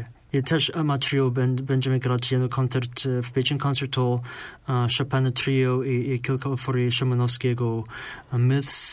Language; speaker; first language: Polish; non-native, learner; Chinese